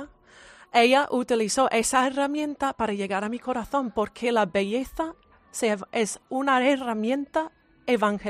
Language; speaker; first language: Spanish; non-native, fluent; English